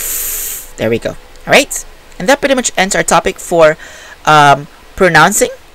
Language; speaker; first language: English; non-native, local second language; Filipino